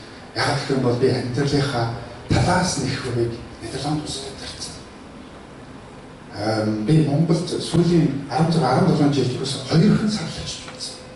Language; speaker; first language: Mongolian; early bilingual, heritage; Mongolian